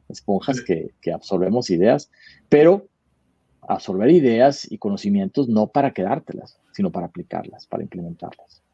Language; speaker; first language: Spanish; native; Spanish